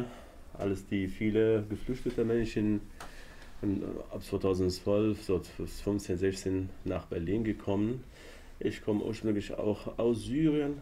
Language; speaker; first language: German; non-native, learner; Arabic